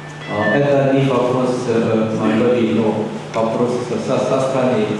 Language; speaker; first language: Russian; non-native, learner; Korean